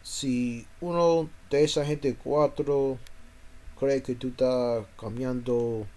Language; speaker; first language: Spanish; non-native, learner; English